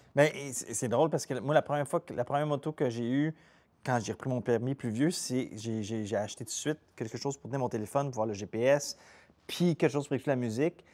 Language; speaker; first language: French; native; French